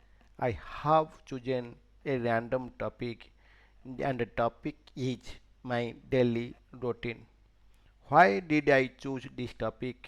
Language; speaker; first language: English; non-native, fluent; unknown